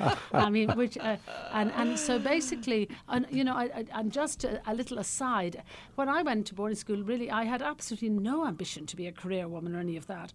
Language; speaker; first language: English; native; English